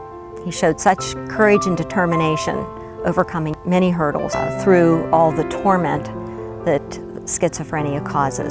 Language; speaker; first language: English; native; English